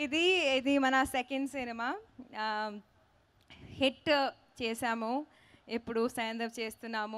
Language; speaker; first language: Telugu; non-native, learner; Hindi